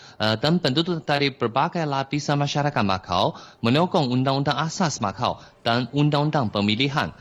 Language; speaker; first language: Malay; non-native, fluent; Chinese